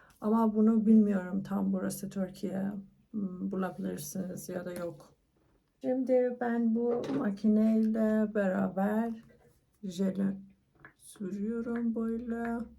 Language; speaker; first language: Turkish; non-native, learner; Persian